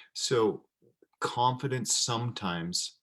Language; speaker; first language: English; native; English